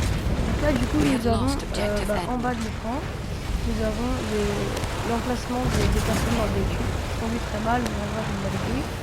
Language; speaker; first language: French; native; French